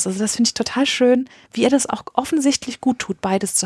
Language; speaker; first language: German; native; German